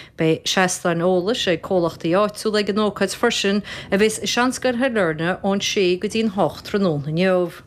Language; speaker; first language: Irish; native; Irish